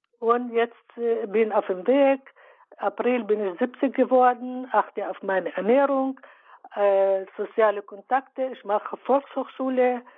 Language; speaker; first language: German; early bilingual, other home language; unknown